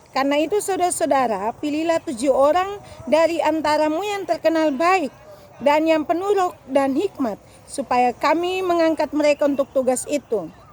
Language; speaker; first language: Indonesian; native; Indonesian